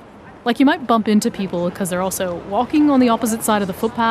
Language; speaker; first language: English; native; English